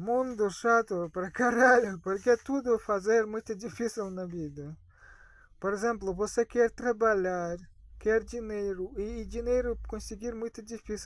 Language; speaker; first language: Portuguese; non-native, fluent; Russian